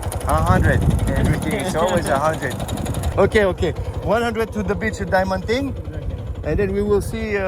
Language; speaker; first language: English; non-native, learner; French